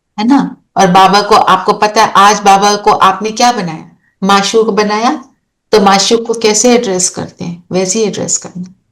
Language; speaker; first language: Hindi; native; Hindi